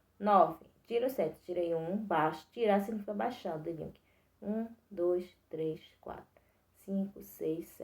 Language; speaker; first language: Portuguese; native; Portuguese